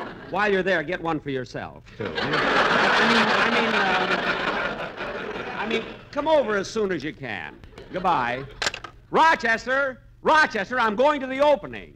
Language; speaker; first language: English; native; English